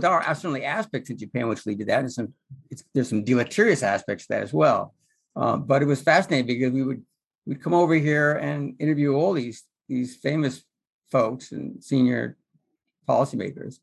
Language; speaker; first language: English; native; English